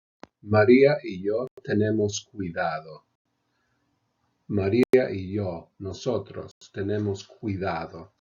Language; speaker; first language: Spanish; non-native, fluent; English